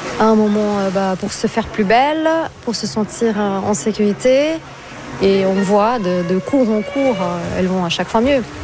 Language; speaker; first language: French; non-native, fluent; Portuguese